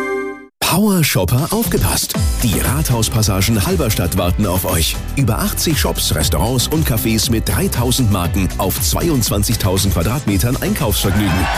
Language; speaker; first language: German; native; German